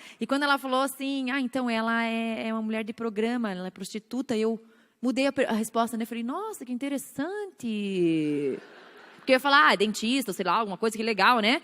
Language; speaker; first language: Portuguese; native; Portuguese